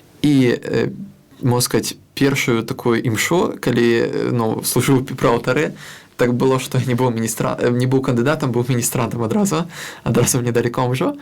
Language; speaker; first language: Belarusian; non-native, local second language; Russian